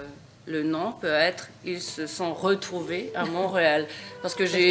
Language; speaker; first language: French; non-native, fluent; Russian